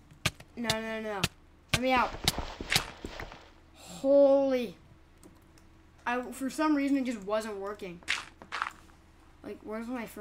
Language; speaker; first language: English; native; English